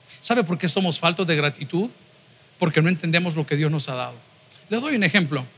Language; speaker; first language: Spanish; native; Spanish